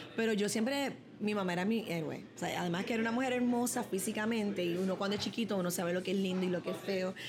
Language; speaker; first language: Spanish; early bilingual, other home language; English